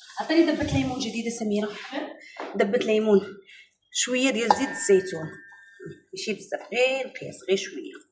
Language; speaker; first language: Arabic; native; Arabic